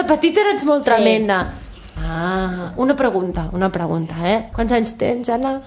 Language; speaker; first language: Catalan; native; Catalan